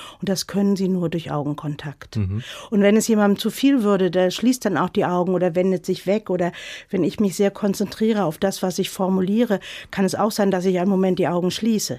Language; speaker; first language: German; native; German